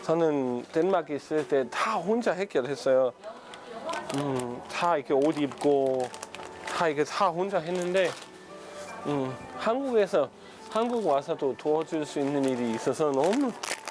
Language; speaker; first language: Korean; non-native, fluent; Danish